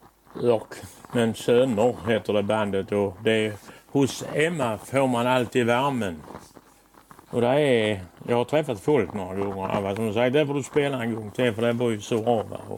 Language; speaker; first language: Swedish; native; Swedish